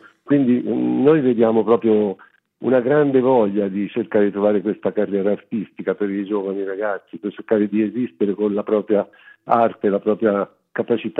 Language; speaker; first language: Italian; native; Italian